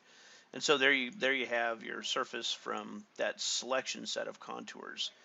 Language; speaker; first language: English; native; English